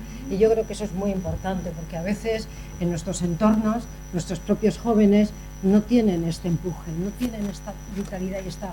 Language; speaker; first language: Spanish; native; Spanish